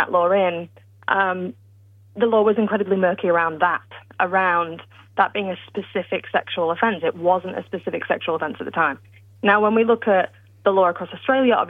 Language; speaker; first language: English; native; English